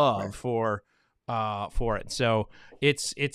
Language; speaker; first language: English; native; English